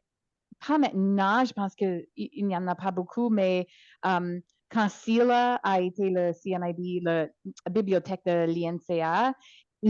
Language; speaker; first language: French; non-native, local second language; English